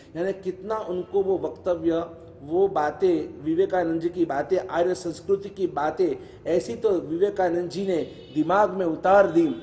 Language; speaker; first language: Hindi; non-native, local second language; Gujarati